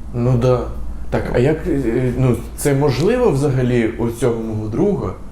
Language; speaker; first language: Ukrainian; native; Ukrainian